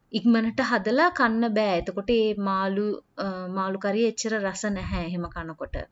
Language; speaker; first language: Sinhala; non-native, local second language; Tamil